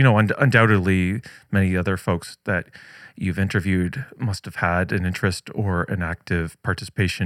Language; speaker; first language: English; native; English